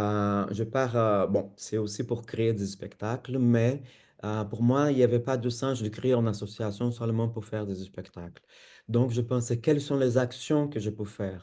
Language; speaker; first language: French; non-native, fluent; Portuguese